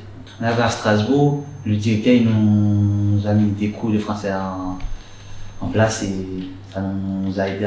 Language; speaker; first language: French; non-native, local second language; Haitian Creole